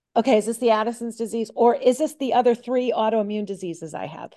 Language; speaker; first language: English; native; English